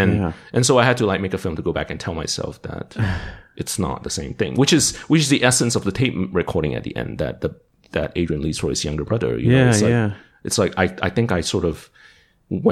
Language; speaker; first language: English; non-native, local second language; Cantonese